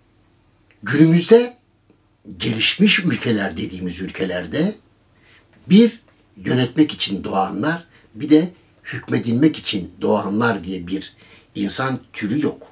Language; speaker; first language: Turkish; native; Turkish